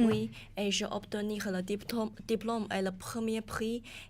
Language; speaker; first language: French; non-native, learner; Chinese